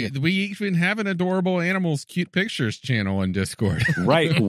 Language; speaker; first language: English; native; English